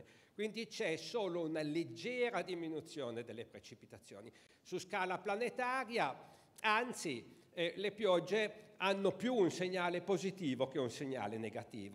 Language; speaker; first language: Italian; native; Italian